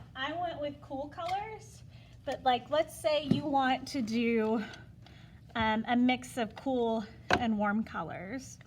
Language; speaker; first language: English; native; English